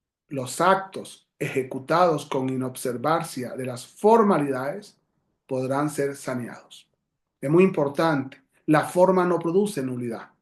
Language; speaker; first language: Spanish; native; Spanish